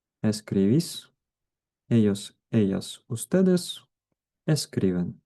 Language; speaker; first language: Spanish; non-native, fluent; Ukrainian